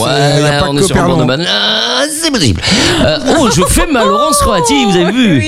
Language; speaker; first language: French; native; French